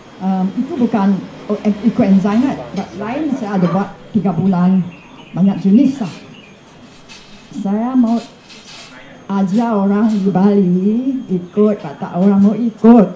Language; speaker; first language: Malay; non-native, learner; English